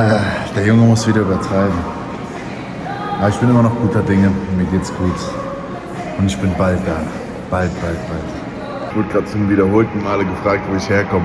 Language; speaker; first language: German; native; German